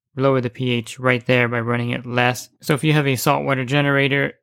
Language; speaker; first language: English; native; English